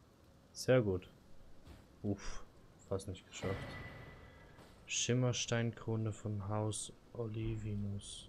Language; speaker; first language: German; native; German